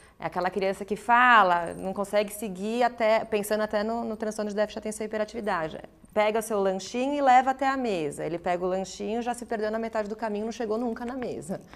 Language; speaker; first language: Portuguese; native; Portuguese